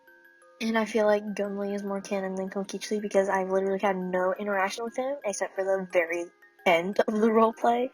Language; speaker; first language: English; native; English